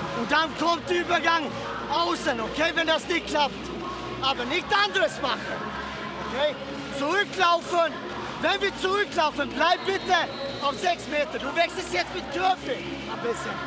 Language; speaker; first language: German; non-native, learner; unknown